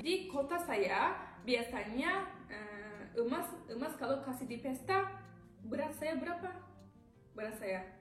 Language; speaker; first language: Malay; non-native, learner; Turkish